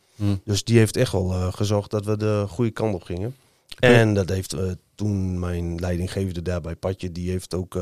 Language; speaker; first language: Dutch; native; Dutch